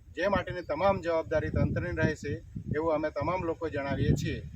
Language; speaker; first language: Gujarati; non-native, local second language; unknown